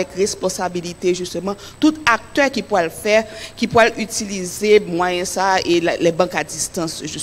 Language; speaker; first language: French; non-native, local second language; Haitian Creole